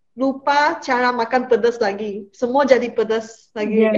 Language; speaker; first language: Indonesian; non-native, fluent; Malay